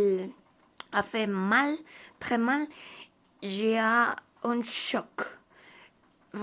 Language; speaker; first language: French; non-native, learner; Spanish